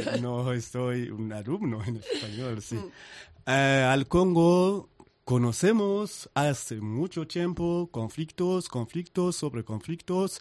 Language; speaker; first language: Spanish; non-native, learner; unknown